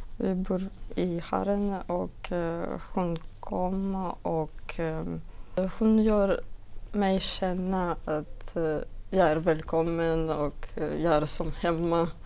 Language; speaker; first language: Swedish; non-native, learner; Russian